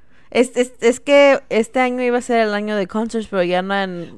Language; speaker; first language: Spanish; early bilingual, heritage; Spanish